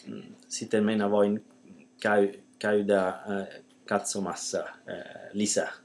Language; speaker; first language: Finnish; non-native, learner; Italian